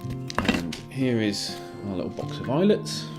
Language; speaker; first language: English; native; English